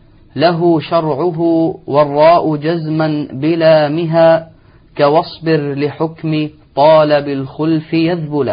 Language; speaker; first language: Arabic; native; Arabic